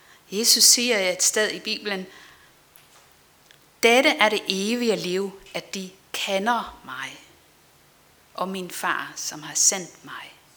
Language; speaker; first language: Danish; non-native, fluent; Dutch